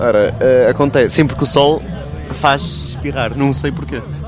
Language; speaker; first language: Portuguese; native; Portuguese